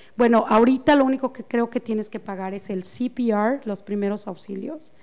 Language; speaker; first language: Spanish; native; Spanish